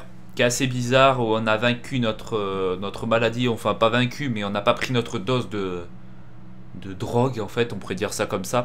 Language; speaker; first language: French; native; French